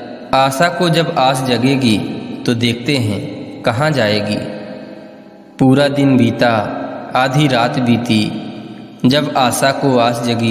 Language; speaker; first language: Hindi; native; Hindi